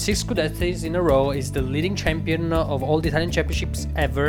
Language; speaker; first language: English; non-native, fluent; Italian